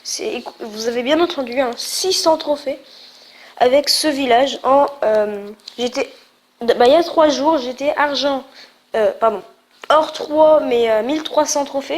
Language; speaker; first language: French; native; French